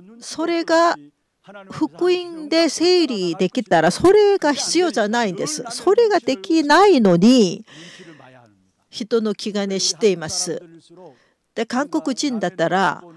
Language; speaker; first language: Japanese; non-native, fluent; Korean